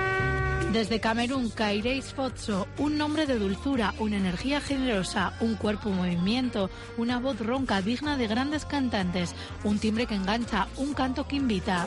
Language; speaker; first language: Spanish; native; Spanish